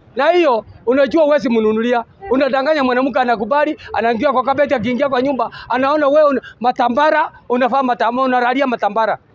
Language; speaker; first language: Swahili; non-native, local second language; Gusii